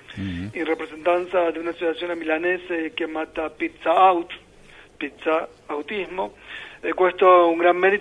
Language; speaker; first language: Italian; non-native, learner; Spanish